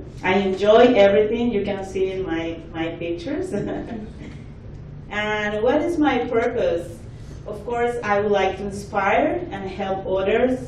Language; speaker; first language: English; non-native, fluent; Spanish